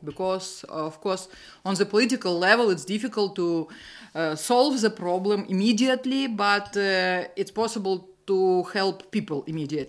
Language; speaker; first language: English; non-native, learner; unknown